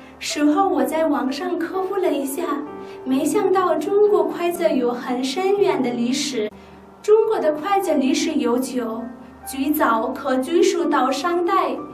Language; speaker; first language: Chinese; non-native, fluent; Nepali